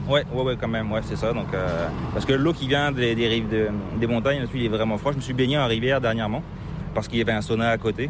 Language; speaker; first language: French; native; French